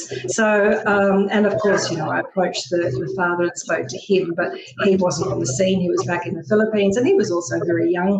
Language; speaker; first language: English; native; English